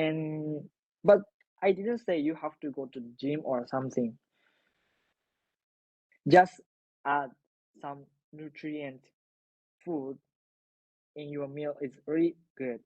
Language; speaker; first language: English; non-native, learner; Japanese